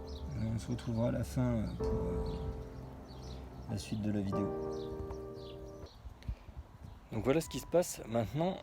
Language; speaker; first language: French; native; French